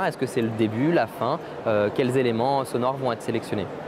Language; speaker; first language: French; native; French